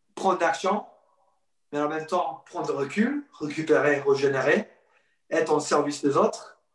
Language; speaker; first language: French; non-native, fluent; English